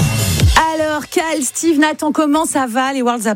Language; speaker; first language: French; native; French